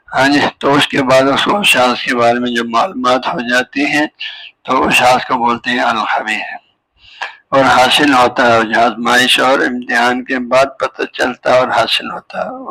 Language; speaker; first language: Urdu; non-native, local second language; Balti